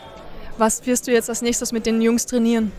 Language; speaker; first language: German; native; German